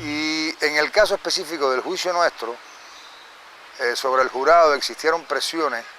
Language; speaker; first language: Spanish; native; Spanish